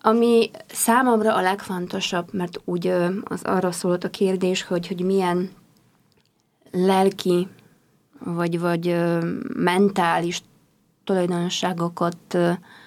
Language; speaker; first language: Hungarian; non-native, fluent; Polish